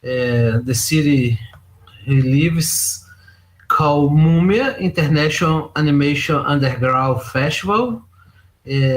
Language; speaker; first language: English; non-native, learner; Portuguese